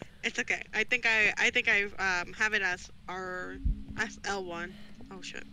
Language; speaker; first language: English; non-native, fluent; Spanish